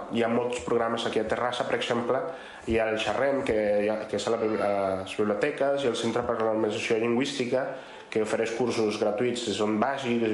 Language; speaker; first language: Catalan; non-native, fluent; Spanish